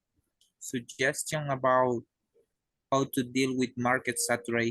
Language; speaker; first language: English; non-native, learner; Spanish